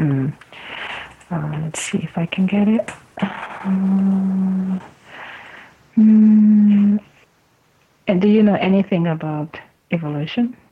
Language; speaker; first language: English; non-native, fluent; Japanese